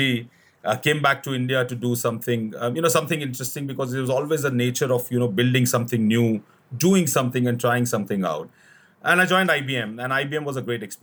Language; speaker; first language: English; non-native, local second language; Hindi